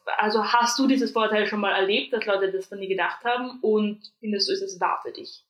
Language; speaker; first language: German; native; German